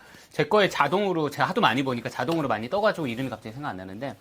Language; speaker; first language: Korean; native; Korean